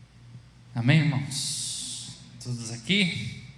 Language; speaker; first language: Portuguese; native; Portuguese